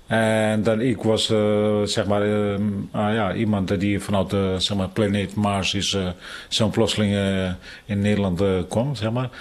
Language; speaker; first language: Dutch; non-native, fluent; Tibetan